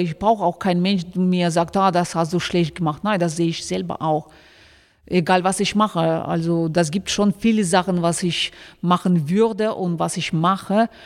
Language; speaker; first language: German; non-native, fluent; Russian